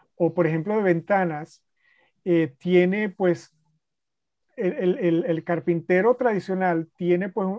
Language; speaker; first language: Spanish; native; Spanish